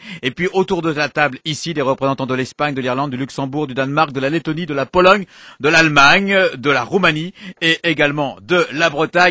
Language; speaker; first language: French; native; French